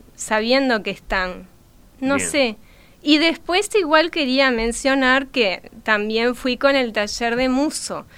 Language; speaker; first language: Spanish; native; Spanish